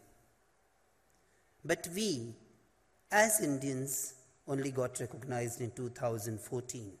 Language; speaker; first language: English; non-native, local second language; Hindi